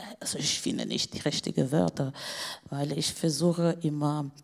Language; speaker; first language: German; non-native, fluent; Portuguese